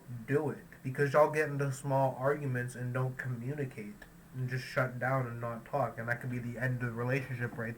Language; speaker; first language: English; native; English